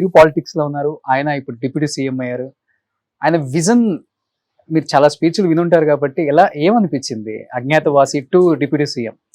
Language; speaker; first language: Telugu; native; Telugu